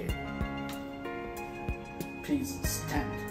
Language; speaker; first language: English; non-native, learner; Japanese